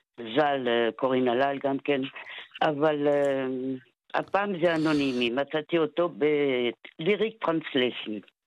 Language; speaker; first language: Hebrew; non-native, fluent; French